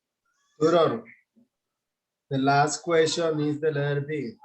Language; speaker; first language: English; non-native, learner; Spanish